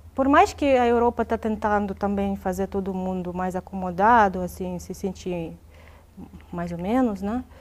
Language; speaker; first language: Portuguese; non-native, fluent; Russian